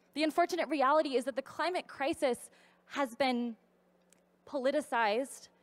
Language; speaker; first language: English; native; English